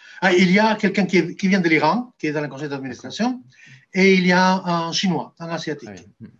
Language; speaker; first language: French; non-native, fluent; Spanish